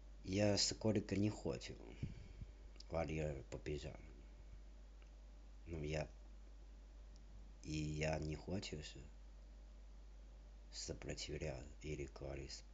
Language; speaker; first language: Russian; non-native, learner; Chinese